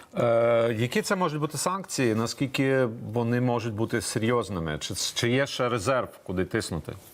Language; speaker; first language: Ukrainian; native; Ukrainian